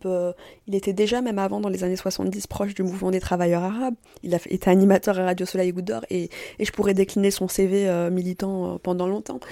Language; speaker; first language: French; native; French